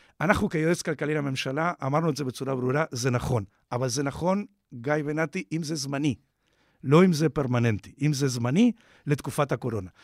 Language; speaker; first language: Hebrew; non-native, fluent; Spanish